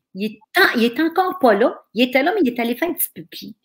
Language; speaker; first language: French; native; French